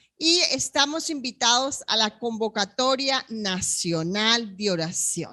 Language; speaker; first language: Spanish; native; Spanish